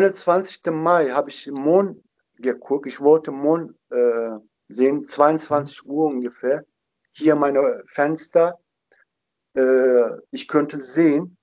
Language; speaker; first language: German; non-native, learner; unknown